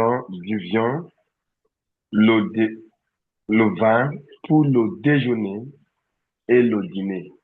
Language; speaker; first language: French; non-native, fluent; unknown